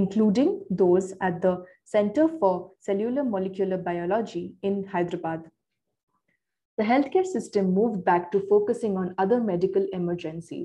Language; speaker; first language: English; non-native, local second language; Bangla